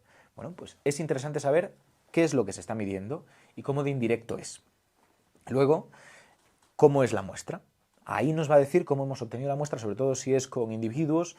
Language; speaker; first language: Spanish; native; Spanish